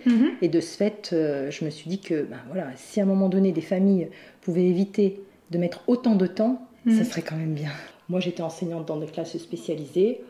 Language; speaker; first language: French; native; French